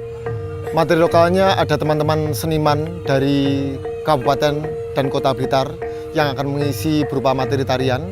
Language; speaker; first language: Indonesian; native; Indonesian